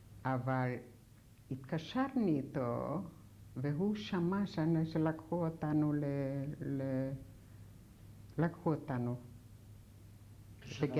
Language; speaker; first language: Hebrew; non-native, fluent; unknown